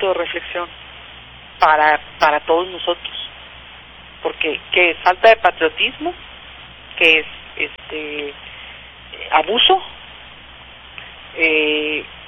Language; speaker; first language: Spanish; native; Spanish